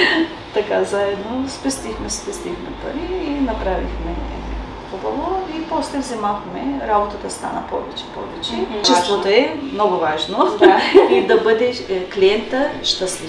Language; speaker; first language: Bulgarian; non-native, local second language; Turkish